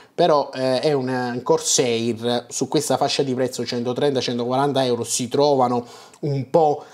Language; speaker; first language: Italian; native; Italian